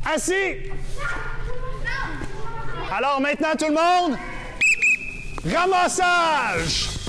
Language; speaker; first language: French; native; French